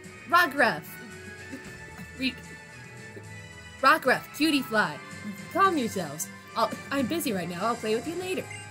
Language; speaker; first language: English; native; English